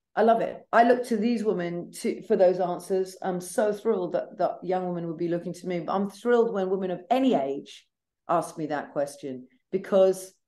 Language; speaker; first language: English; native; English